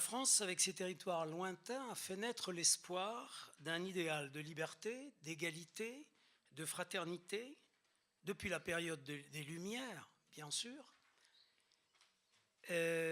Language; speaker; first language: French; native; French